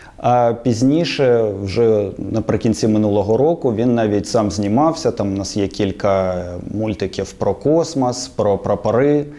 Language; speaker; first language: Ukrainian; non-native, local second language; Russian